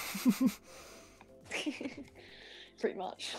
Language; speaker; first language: English; native; English